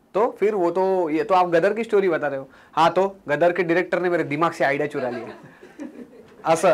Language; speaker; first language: Hindi; non-native, local second language; Marathi